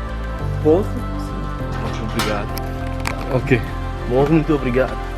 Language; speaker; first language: Portuguese; non-native, learner; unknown